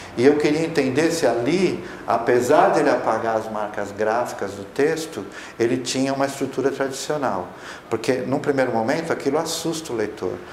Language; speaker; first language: Portuguese; native; Portuguese